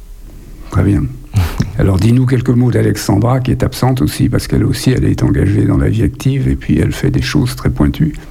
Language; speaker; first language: French; native; French